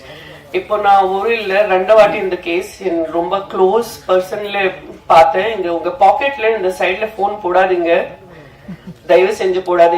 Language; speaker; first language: Tamil; non-native, learner; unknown